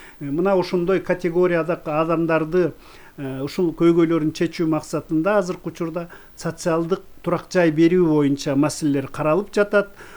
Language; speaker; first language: Kyrgyz; native; Kyrgyz